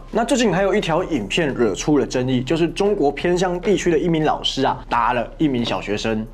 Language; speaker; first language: Chinese; native; Chinese